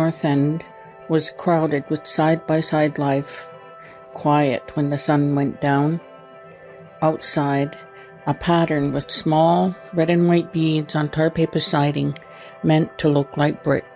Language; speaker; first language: English; non-native, local second language; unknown